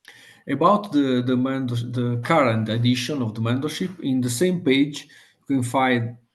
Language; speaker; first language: English; non-native, fluent; Italian